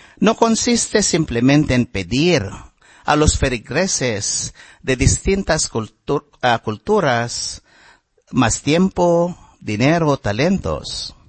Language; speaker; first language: Spanish; non-native, fluent; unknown